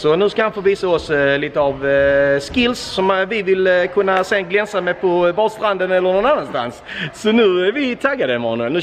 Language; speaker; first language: Swedish; native; Swedish